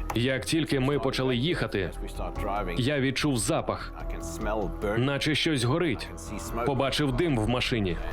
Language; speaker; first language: Ukrainian; non-native, fluent; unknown